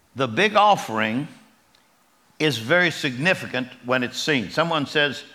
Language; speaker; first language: English; native; English